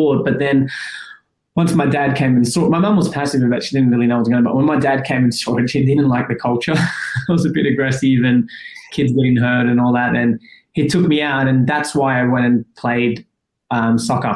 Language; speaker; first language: English; early bilingual, other home language; Persian